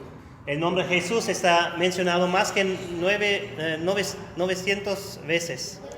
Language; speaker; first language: Spanish; non-native, fluent; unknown